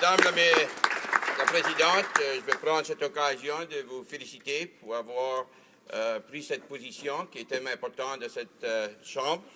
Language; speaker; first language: French; native; French